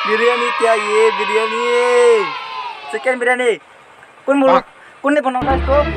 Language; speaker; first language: Hindi; non-native, local second language; Bodo